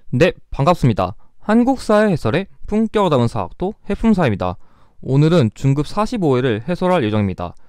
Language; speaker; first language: Korean; native; Korean